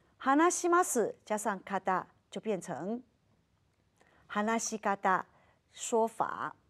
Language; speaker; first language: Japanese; non-native, fluent; Chinese